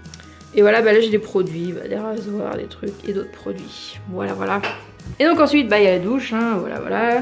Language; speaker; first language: French; native; French